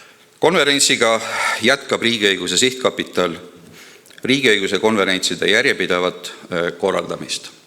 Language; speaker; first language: Estonian; native; Estonian